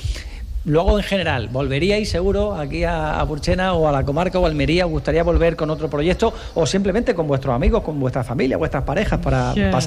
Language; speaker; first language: Spanish; native; Spanish